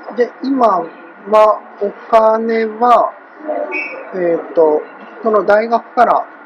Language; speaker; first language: Japanese; native; Japanese